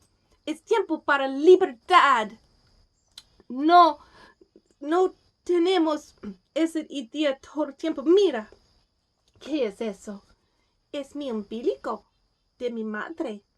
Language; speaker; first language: Spanish; non-native, learner; English